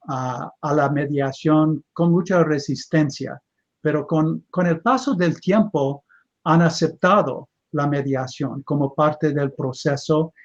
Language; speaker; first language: Spanish; non-native, fluent; English